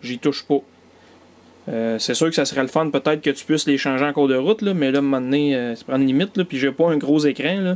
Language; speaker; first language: French; native; French